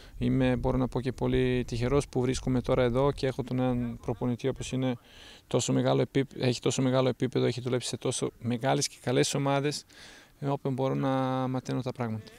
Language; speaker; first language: Greek; non-native, fluent; Serbian